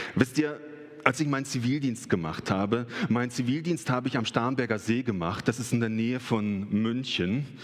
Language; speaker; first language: German; early bilingual, other home language; Russian